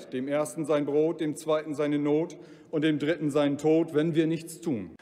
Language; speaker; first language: German; non-native, local second language; Low German